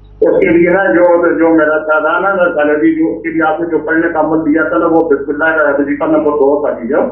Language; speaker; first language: Urdu; non-native, local second language; Punjabi